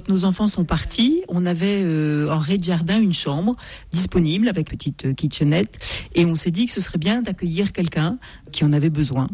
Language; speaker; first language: French; native; French